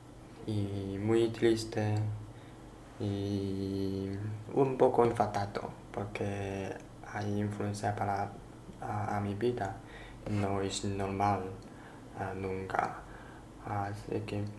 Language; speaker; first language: Spanish; non-native, learner; Chinese